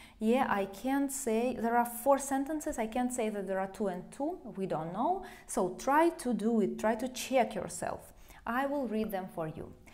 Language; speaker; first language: English; non-native, fluent; Russian